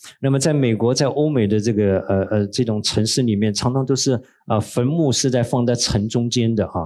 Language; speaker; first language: Chinese; native; Chinese